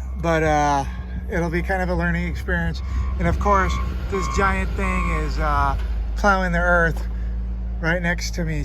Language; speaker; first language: English; native; English